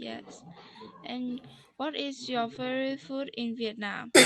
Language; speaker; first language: English; non-native, learner; Vietnamese